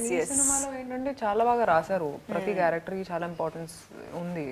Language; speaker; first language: Telugu; non-native, local second language; Hindi